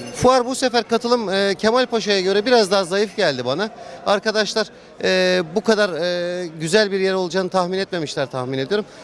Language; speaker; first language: Turkish; native; Turkish